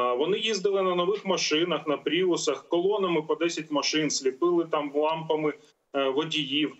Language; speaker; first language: Ukrainian; native; Ukrainian